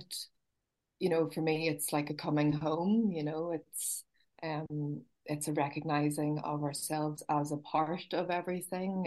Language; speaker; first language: English; native; English